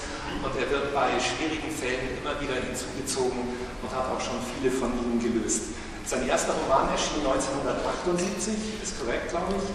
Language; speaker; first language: German; native; German